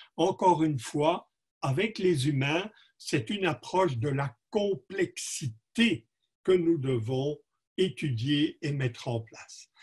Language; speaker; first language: French; native; French